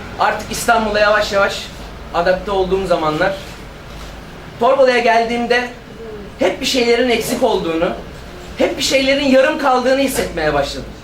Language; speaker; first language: Turkish; native; Turkish